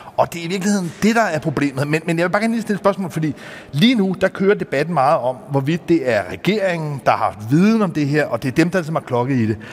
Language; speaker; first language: Danish; native; Danish